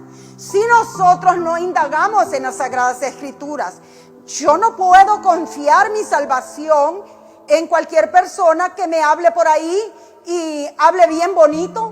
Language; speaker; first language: Spanish; native; Spanish